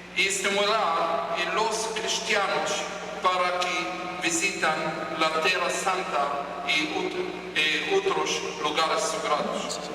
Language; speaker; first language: Spanish; non-native, fluent; Hebrew